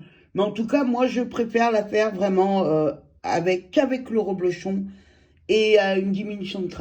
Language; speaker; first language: French; native; French